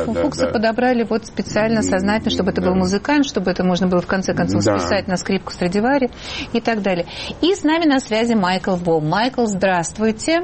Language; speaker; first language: Russian; native; Russian